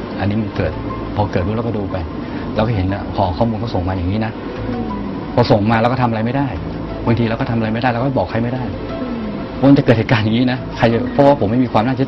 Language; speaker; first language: Thai; native; Thai